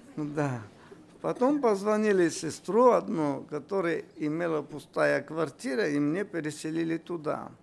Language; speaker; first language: Russian; non-native, local second language; Armenian